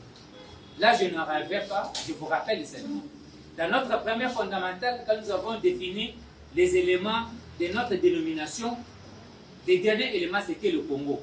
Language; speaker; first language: French; non-native, local second language; Lingala